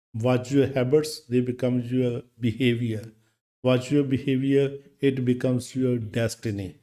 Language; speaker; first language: English; non-native, local second language; Punjabi